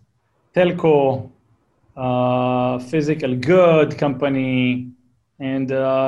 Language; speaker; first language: English; non-native, fluent; Hebrew